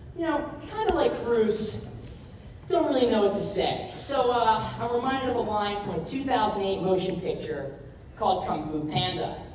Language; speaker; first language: English; native; English